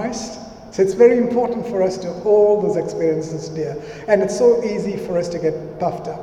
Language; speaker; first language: English; non-native, local second language; Malayalam